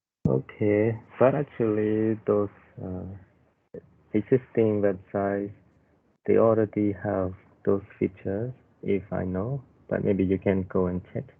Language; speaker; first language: English; non-native, fluent; Khmer